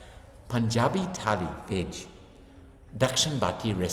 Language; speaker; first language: Hindi; non-native, fluent; English